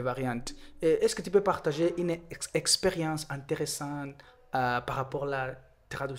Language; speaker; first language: French; non-native, fluent; Portuguese